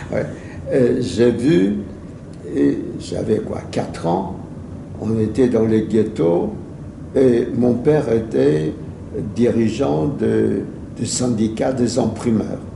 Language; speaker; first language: French; non-native, fluent; Yiddish